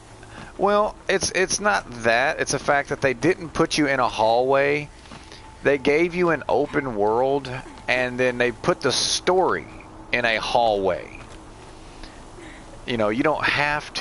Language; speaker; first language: English; native; English